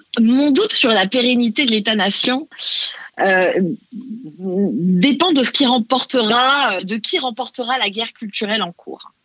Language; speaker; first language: French; non-native, local second language; Arabic